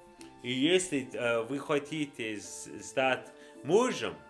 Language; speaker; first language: Russian; non-native, learner; English